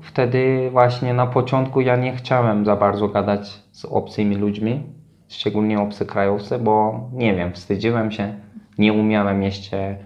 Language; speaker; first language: Polish; non-native, learner; Turkish